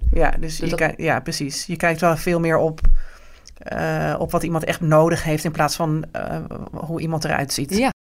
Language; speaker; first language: Dutch; native; Dutch